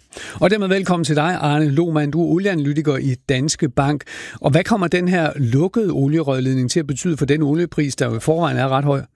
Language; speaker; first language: Danish; native; Danish